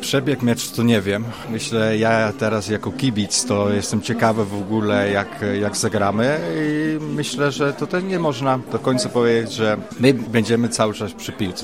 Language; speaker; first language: Polish; early bilingual, heritage; Polish